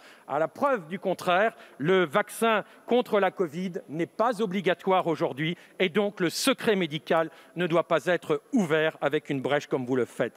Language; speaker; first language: French; native; French